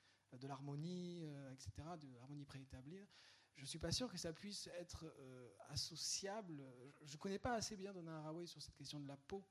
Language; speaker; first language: French; native; French